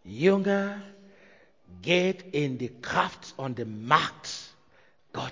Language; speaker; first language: German; non-native, learner; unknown